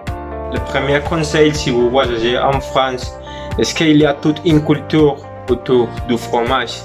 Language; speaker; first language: French; non-native, learner; Spanish